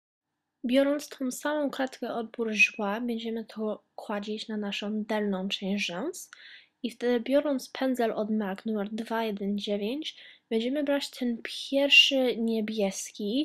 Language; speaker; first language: Polish; early bilingual, heritage; Polish